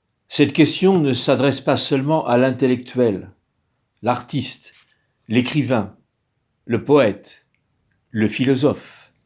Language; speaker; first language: French; native; French